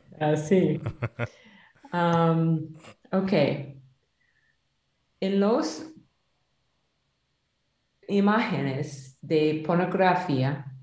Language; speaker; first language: Spanish; non-native, learner; English